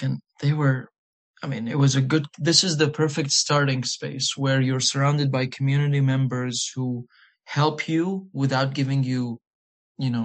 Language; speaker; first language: English; non-native, fluent; Arabic